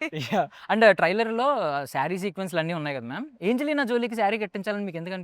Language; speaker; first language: Telugu; native; Telugu